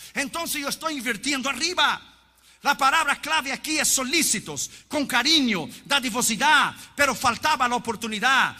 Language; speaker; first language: Spanish; non-native, fluent; Portuguese